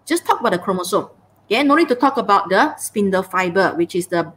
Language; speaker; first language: English; non-native, local second language; Malay